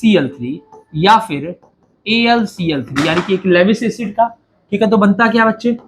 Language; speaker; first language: Hindi; native; Hindi